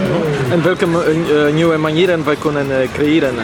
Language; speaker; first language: Dutch; non-native, learner; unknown